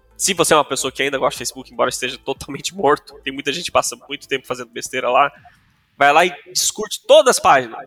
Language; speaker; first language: Portuguese; non-native, local second language; English